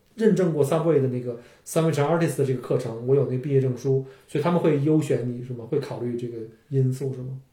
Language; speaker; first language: Chinese; native; Chinese